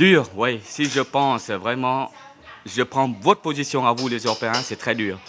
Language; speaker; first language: French; non-native, fluent; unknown